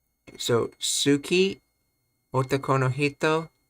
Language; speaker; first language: Japanese; non-native, learner; English